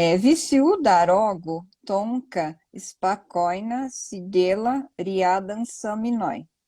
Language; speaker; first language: Russian; non-native, learner; Portuguese